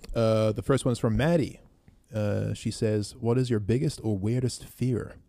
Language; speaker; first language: English; native; English